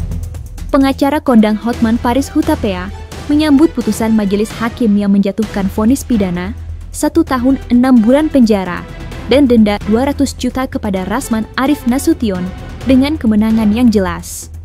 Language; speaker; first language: Indonesian; native; Indonesian